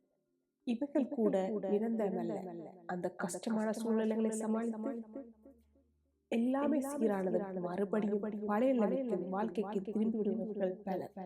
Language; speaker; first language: Tamil; native; Tamil